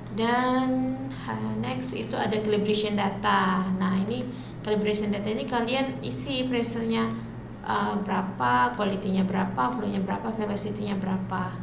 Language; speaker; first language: Indonesian; native; Indonesian